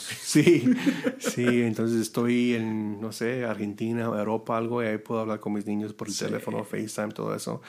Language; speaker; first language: Spanish; early bilingual, heritage; Spanish